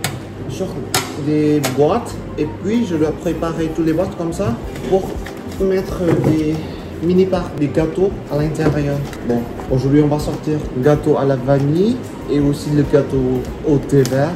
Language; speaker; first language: French; non-native, learner; Vietnamese